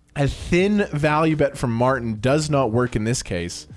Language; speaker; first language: English; native; English